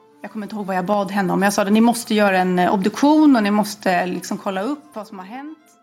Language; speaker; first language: Swedish; native; Swedish